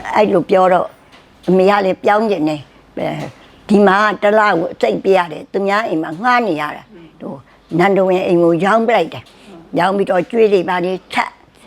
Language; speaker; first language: Burmese; native; Burmese